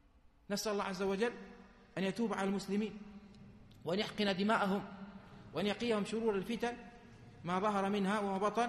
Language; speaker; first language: Arabic; native; Arabic